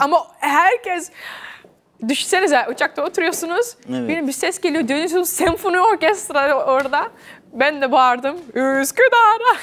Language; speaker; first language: Turkish; early bilingual, heritage; Dutch